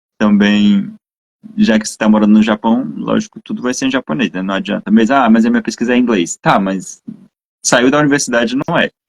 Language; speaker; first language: Portuguese; native; Portuguese